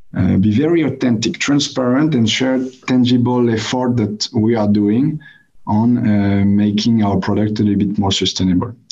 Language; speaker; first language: English; non-native, fluent; French